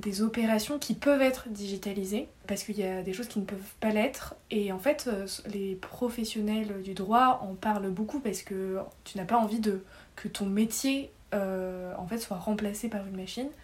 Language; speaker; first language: French; native; French